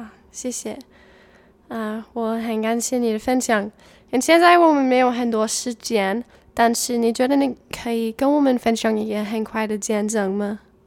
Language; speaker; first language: Chinese; non-native, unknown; English